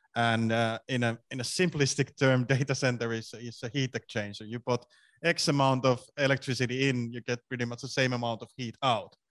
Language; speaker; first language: English; non-native, fluent; Finnish